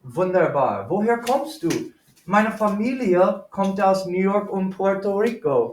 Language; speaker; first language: German; non-native, fluent; English